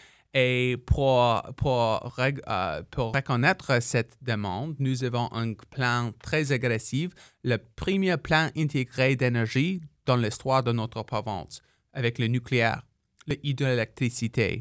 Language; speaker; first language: French; non-native, local second language; English